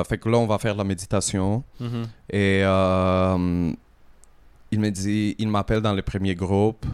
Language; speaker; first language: French; native; French